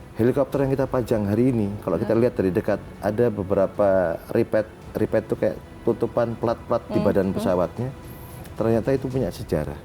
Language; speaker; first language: Indonesian; native; Indonesian